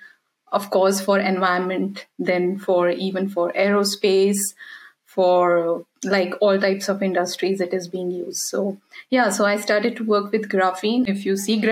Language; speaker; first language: English; non-native, local second language; Hindi